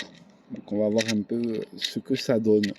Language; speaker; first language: French; native; French